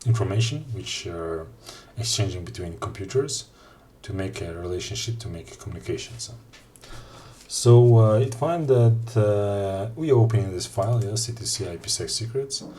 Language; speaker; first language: English; non-native, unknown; Russian